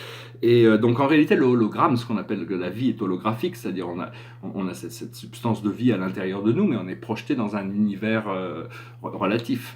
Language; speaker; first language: French; native; French